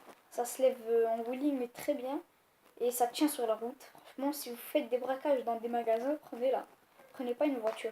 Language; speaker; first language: French; native; French